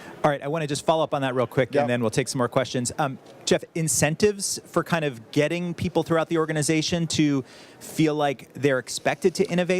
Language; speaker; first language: English; native; English